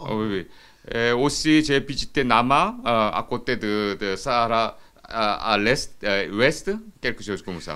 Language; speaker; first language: French; non-native, fluent; Korean